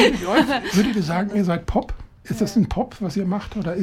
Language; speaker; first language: German; native; German